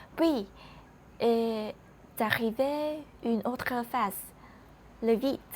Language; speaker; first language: French; non-native, learner; Vietnamese